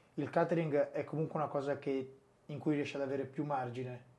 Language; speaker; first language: Italian; native; Italian